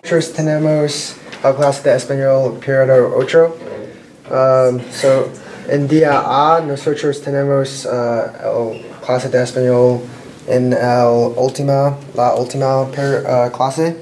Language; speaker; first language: Spanish; non-native, learner; English